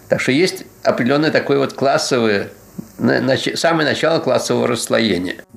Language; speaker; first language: Russian; native; Russian